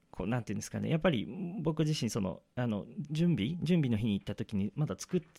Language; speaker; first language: Japanese; native; Japanese